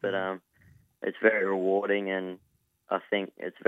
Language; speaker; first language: English; native; English